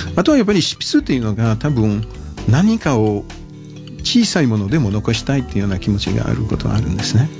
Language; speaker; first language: Japanese; non-native, fluent; French